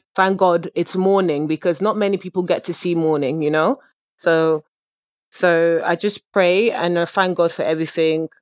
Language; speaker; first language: English; early bilingual, other home language; Dutch